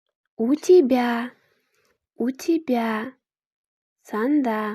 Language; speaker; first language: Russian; non-native, fluent; Uzbek